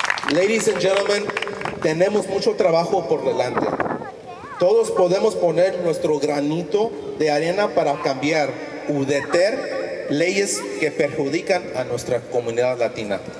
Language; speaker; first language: Spanish; early bilingual, heritage; Spanish